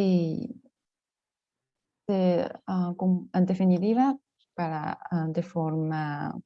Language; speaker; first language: Spanish; non-native, fluent; Chinese